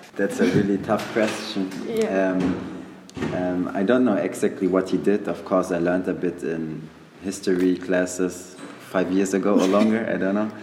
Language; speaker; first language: English; non-native, fluent; German